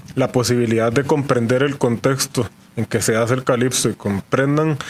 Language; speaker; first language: Spanish; native; Spanish